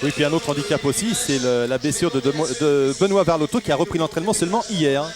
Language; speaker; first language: French; native; French